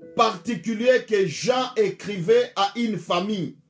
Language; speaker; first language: French; non-native, local second language; Lingala